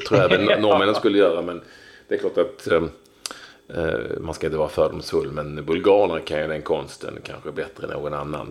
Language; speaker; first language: Swedish; native; Swedish